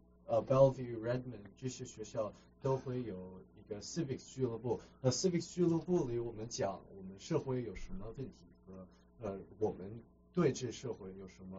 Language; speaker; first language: Chinese; early bilingual, heritage; Chinese